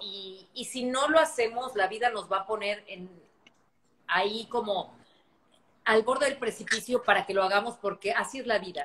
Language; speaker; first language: Spanish; native; Spanish